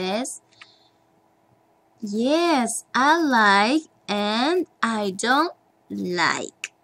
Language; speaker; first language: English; non-native, learner; Spanish